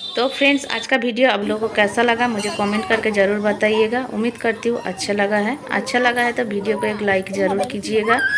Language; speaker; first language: Hindi; non-native, local second language; Odia